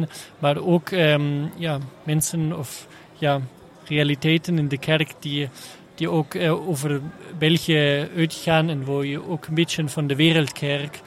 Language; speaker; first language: Dutch; non-native, learner; German